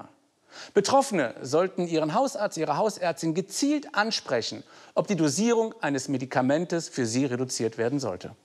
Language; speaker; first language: German; native; German